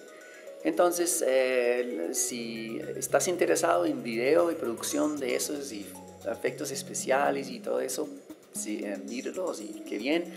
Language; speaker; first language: Spanish; non-native, fluent; English